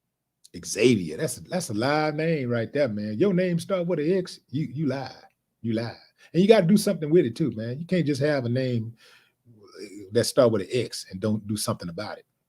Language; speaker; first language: English; native; English